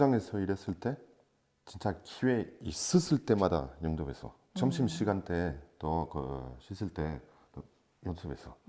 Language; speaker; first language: Korean; non-native, fluent; French